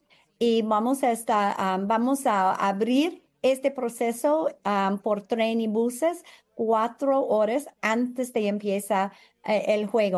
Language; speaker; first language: Spanish; non-native, fluent; English